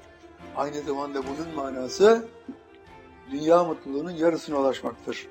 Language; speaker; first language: Turkish; native; Turkish